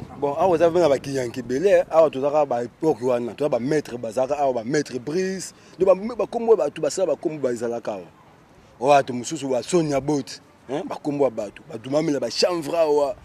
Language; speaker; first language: Lingala; native; Lingala